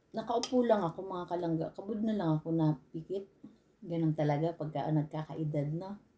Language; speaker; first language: Filipino; native; Filipino